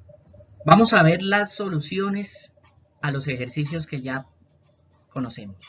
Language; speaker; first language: Spanish; native; Spanish